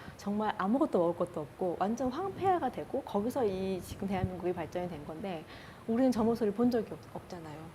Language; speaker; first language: Korean; native; Korean